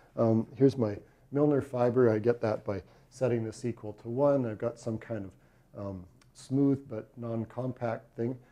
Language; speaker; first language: English; native; English